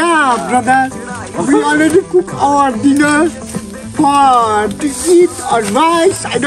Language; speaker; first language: English; non-native, learner; Nepali